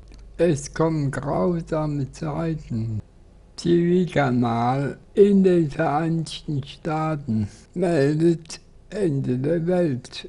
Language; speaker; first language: German; native; German